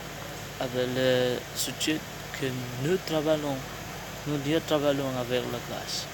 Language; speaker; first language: French; non-native, learner; Spanish